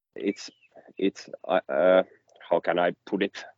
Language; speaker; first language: English; non-native, fluent; Finnish